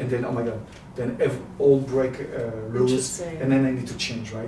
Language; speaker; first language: English; non-native, fluent; French